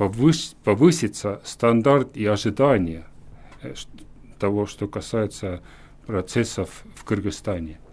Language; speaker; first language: Russian; non-native, fluent; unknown